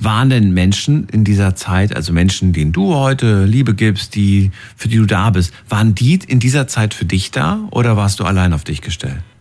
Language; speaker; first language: German; native; German